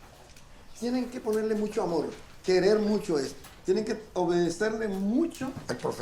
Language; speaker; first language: Spanish; native; Spanish